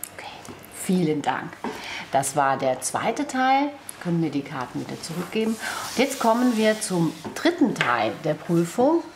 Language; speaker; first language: German; native; German